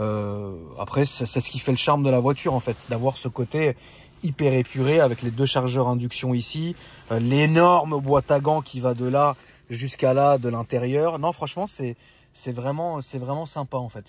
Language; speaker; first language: French; native; French